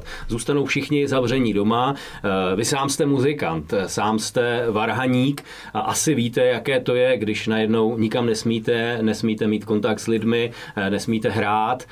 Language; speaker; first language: Czech; native; Czech